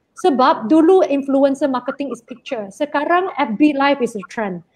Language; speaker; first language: English; non-native, local second language; Chinese